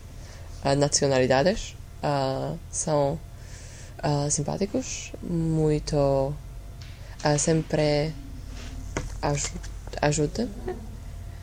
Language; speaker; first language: Portuguese; non-native, learner; Slovak